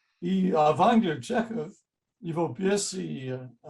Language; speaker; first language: Russian; non-native, fluent; English